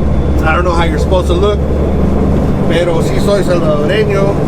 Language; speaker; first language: Spanish; early bilingual, heritage; Spanish